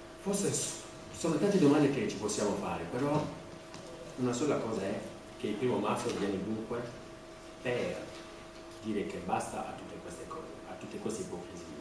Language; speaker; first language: Italian; non-native, fluent; French